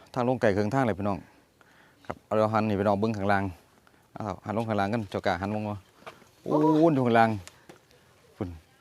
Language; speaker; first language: Thai; native; Thai